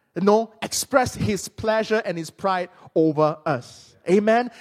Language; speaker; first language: English; non-native, local second language; Min Nan Chinese